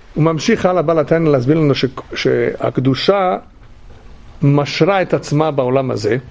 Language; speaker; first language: Hebrew; non-native, fluent; English